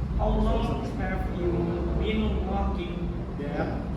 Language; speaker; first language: English; non-native, learner; Indonesian